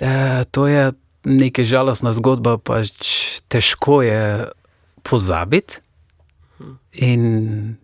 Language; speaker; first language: Slovenian; non-native, fluent; Persian